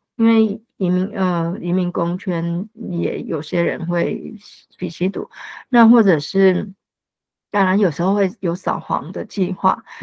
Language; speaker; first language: Chinese; non-native, fluent; Cantonese